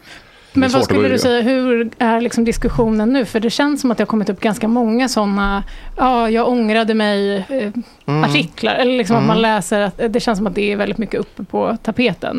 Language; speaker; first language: Swedish; native; Swedish